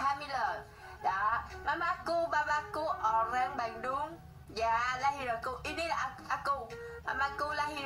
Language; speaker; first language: Indonesian; non-native, learner; Vietnamese